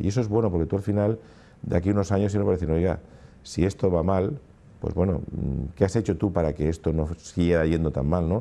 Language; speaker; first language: Spanish; native; Spanish